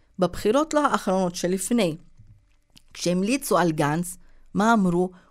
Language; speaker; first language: Hebrew; non-native, local second language; Arabic